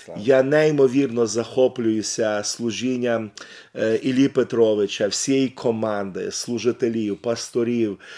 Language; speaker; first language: Ukrainian; native; Ukrainian